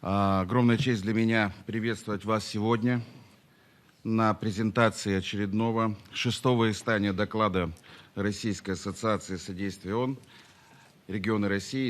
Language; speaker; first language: Russian; native; Russian